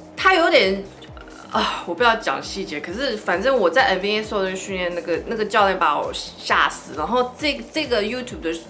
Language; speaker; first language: Chinese; early bilingual, heritage; Chinese